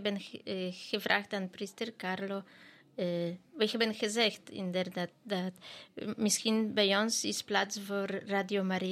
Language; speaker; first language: Dutch; non-native, fluent; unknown